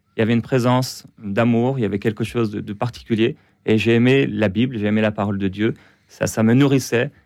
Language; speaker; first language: French; native; French